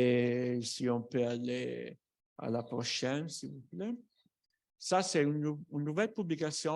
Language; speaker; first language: French; non-native, fluent; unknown